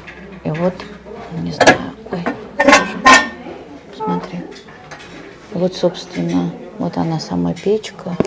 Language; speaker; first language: Russian; native; Russian